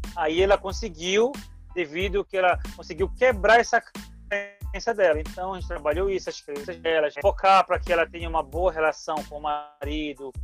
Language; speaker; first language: Portuguese; native; Portuguese